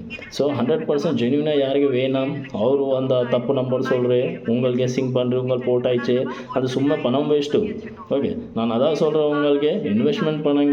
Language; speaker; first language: Tamil; non-native, learner; Kannada